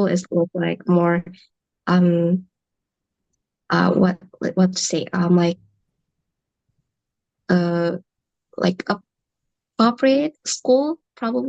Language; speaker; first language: English; non-native, learner; Indonesian